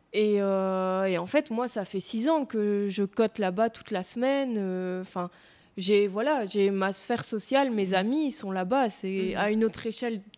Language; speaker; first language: French; native; French